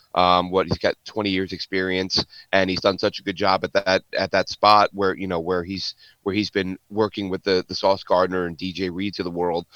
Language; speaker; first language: English; native; English